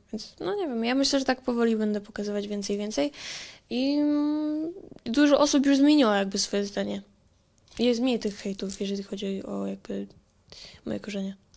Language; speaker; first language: Polish; native; Polish